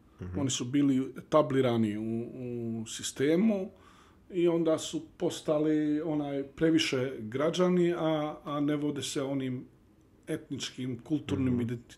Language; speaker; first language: Bosnian; early bilingual, heritage; Bosnian